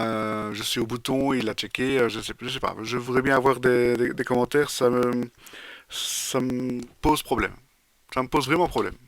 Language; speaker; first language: French; native; French